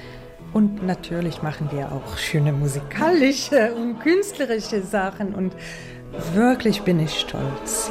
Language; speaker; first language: German; non-native, fluent; English